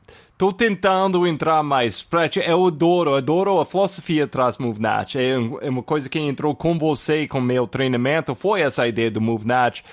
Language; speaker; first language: Portuguese; non-native, fluent; English